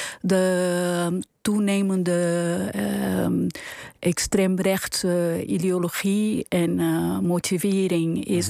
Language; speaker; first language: Dutch; non-native, fluent; Portuguese